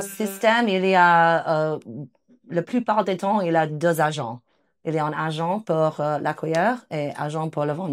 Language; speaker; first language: French; non-native, fluent; English